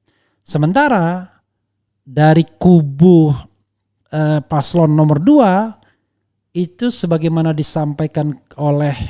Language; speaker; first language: Indonesian; native; Indonesian